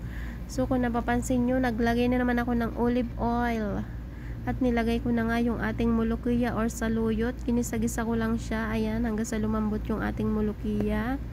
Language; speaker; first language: Filipino; native; Filipino